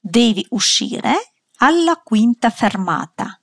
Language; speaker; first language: Italian; non-native, fluent; Russian